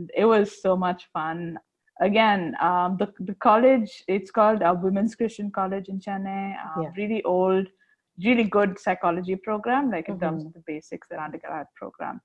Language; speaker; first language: English; non-native, local second language; Tamil